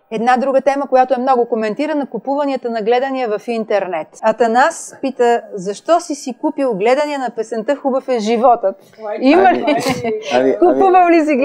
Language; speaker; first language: Bulgarian; native; Bulgarian